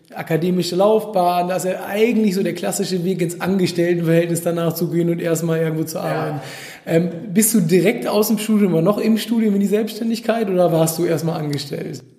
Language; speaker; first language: German; native; German